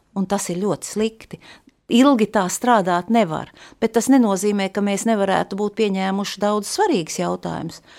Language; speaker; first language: Latvian; native; Latvian